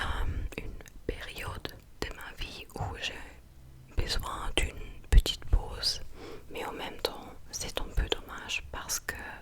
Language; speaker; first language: French; non-native, fluent; English